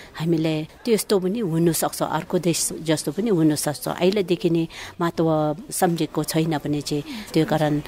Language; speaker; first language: Nepali; non-native, local second language; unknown